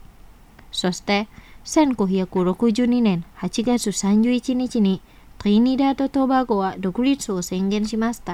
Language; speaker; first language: Japanese; non-native, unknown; Indonesian